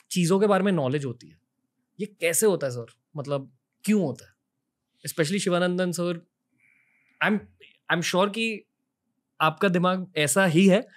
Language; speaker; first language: Hindi; native; Hindi